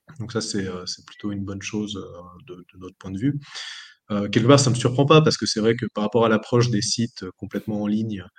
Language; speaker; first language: French; native; French